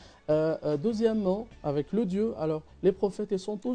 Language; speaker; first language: French; non-native, fluent; Arabic